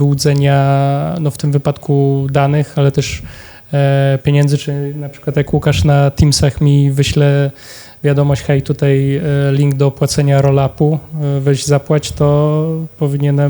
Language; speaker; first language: Polish; native; Polish